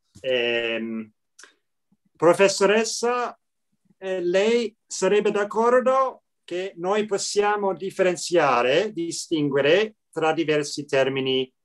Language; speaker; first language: Italian; non-native, fluent; English